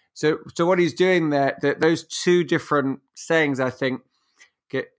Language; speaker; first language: English; native; English